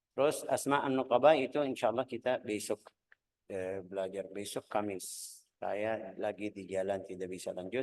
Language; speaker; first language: Indonesian; non-native, fluent; Arabic